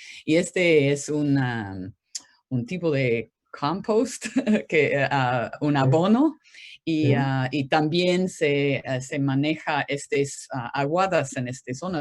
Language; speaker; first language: Spanish; non-native, fluent; English